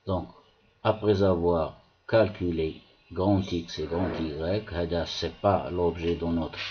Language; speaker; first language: French; non-native, local second language; Arabic